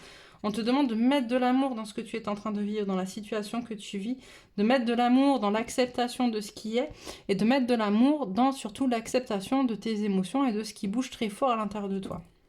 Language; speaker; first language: French; native; French